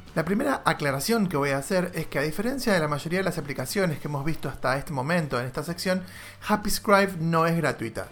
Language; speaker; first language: Spanish; native; Spanish